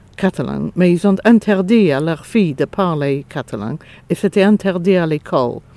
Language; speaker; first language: French; non-native, fluent; English